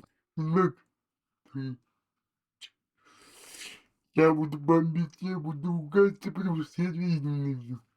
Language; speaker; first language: Russian; native; Russian